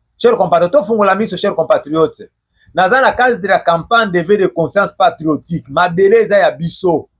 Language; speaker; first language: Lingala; non-native, local second language; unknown